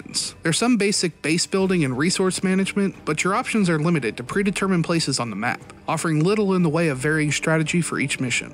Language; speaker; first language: English; native; English